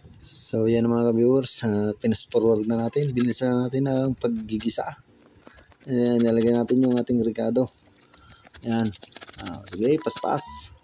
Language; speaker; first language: Filipino; non-native, local second language; Bikol